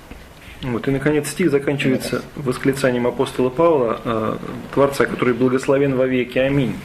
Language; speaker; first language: Russian; native; Russian